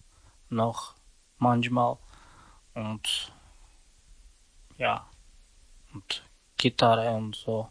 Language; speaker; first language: German; non-native, learner; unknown